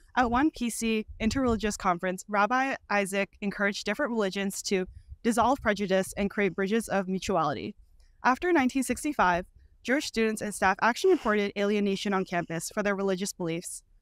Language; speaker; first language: English; native; English